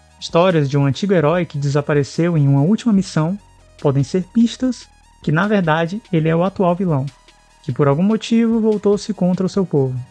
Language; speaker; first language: Portuguese; native; Portuguese